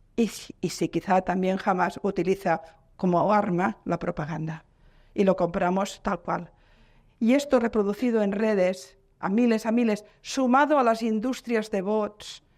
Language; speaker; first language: Spanish; non-native, local second language; Catalan